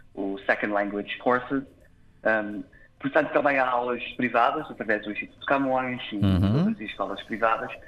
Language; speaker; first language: Portuguese; early bilingual, heritage; English